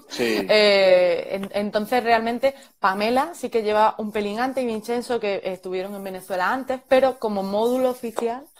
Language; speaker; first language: Spanish; native; Spanish